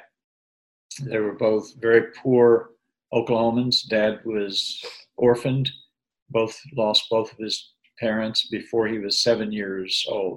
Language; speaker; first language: English; native; English